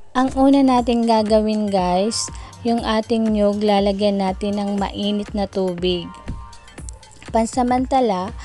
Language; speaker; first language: Filipino; non-native, local second language; Bikol